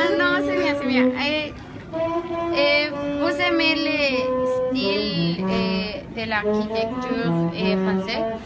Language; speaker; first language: French; non-native, learner; Spanish